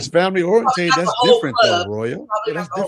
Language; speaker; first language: English; native; English